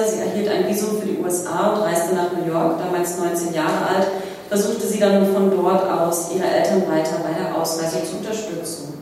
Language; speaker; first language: German; native; German